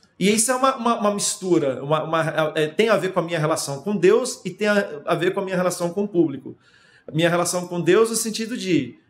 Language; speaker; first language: Portuguese; non-native, fluent; German